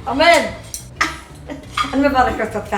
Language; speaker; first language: Hebrew; non-native, fluent; Amharic